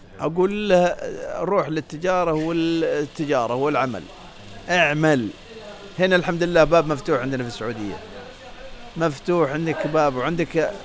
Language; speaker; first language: Arabic; native; Arabic